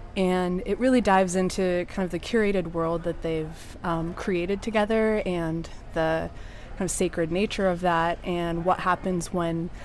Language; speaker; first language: English; native; English